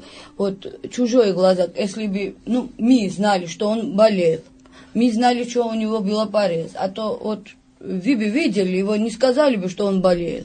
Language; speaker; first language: Russian; non-native, fluent; Georgian